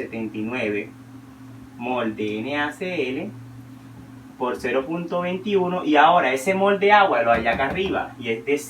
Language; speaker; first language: Spanish; native; Spanish